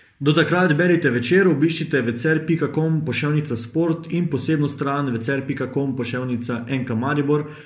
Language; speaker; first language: Slovenian; native; Slovenian